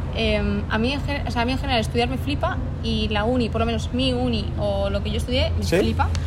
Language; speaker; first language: Spanish; native; Spanish